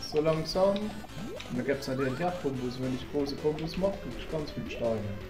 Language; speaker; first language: German; native; German